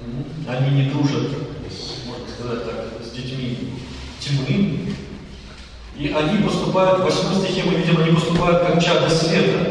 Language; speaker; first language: Russian; native; Russian